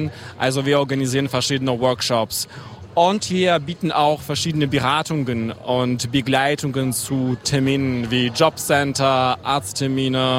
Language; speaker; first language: German; non-native, fluent; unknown